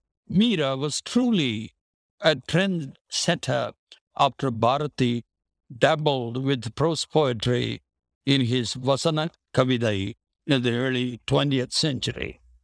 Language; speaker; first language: English; non-native, local second language; Tamil